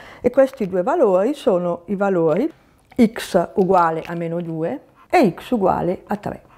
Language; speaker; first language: Italian; native; Italian